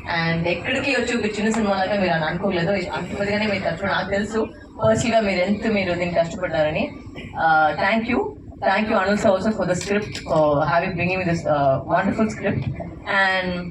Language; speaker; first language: Telugu; non-native, fluent; Tamil